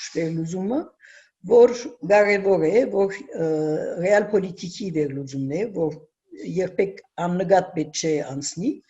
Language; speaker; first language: Armenian; early bilingual, heritage; Armenian